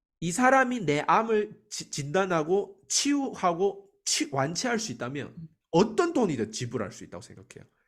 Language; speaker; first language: Korean; native; Korean